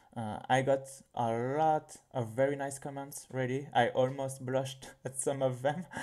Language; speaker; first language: English; non-native, fluent; French